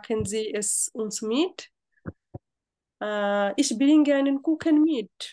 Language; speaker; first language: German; non-native, fluent; Bangla